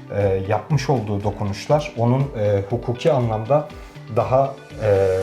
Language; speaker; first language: Turkish; native; Turkish